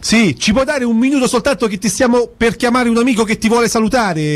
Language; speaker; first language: Italian; native; Italian